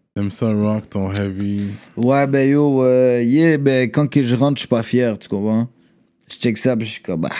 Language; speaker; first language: French; native; French